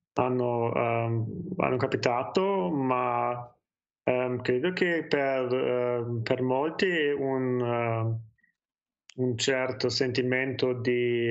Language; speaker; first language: Italian; non-native, learner; German